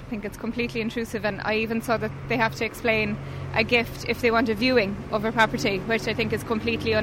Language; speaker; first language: English; native; English